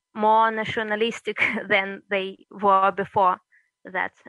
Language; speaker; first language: English; early bilingual, other home language; Russian